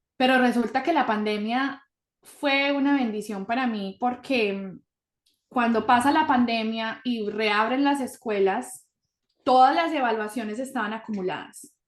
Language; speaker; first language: Spanish; early bilingual, heritage; Spanish